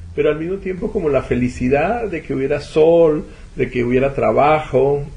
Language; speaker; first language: Spanish; native; Spanish